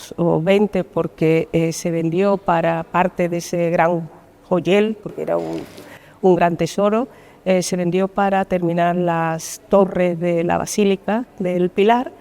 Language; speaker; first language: Spanish; native; Spanish